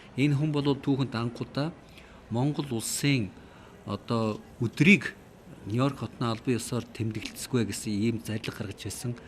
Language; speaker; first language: Mongolian; native; Mongolian